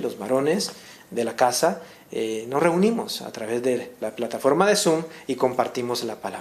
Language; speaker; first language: Spanish; native; Spanish